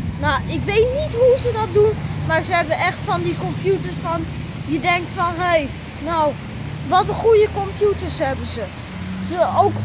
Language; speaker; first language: Dutch; native; Dutch